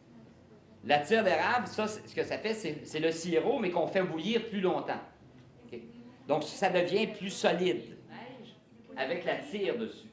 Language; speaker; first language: French; native; French